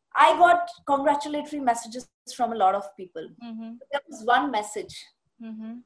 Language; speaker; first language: English; non-native, local second language; Punjabi